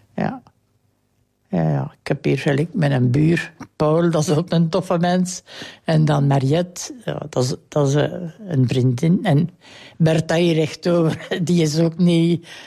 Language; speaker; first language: Dutch; native; Dutch